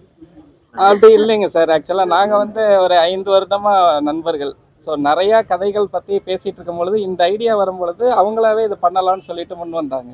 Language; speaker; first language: Tamil; native; Tamil